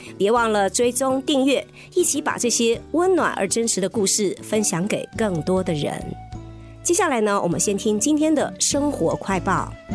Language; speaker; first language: Chinese; native; Chinese